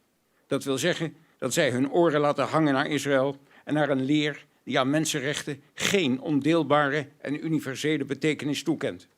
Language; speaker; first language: Dutch; native; Dutch